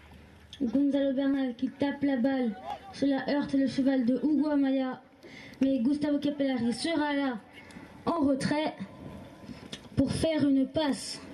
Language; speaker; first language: French; native; French